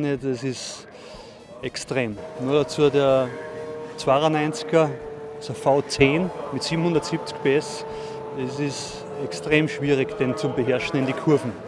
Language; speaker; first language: German; native; German